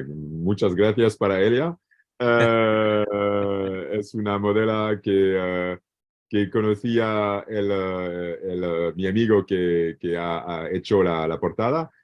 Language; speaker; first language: Spanish; non-native, learner; English